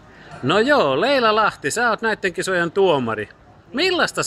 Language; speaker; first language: Finnish; native; Finnish